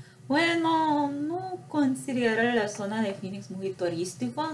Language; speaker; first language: Spanish; non-native, fluent; English